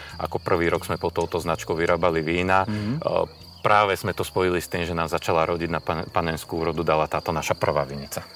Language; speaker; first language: Slovak; native; Slovak